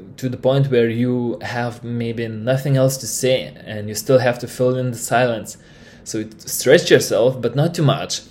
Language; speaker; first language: English; non-native, fluent; Lithuanian